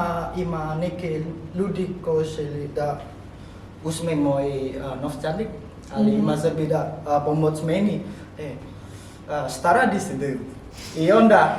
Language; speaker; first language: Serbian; non-native, learner; Indonesian